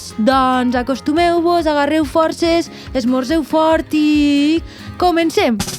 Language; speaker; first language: Catalan; native; Catalan